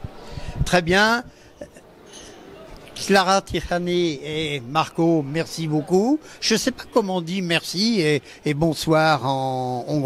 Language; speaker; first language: French; native; French